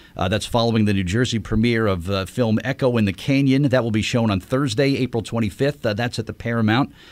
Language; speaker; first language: English; native; English